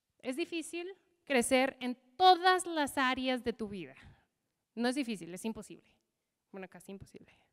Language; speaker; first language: Spanish; non-native, fluent; English